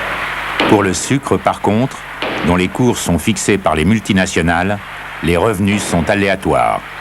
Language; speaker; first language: French; native; French